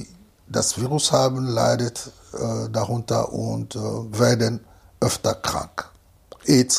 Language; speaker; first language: German; non-native, fluent; Lingala